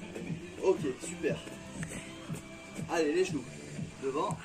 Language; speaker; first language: French; native; French